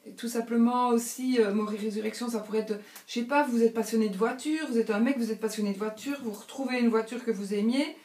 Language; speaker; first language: French; native; French